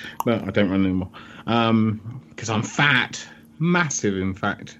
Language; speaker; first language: English; native; English